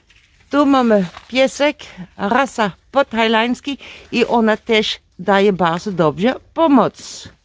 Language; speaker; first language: Polish; non-native, learner; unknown